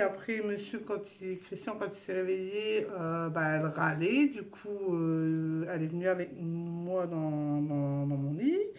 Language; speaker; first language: French; native; French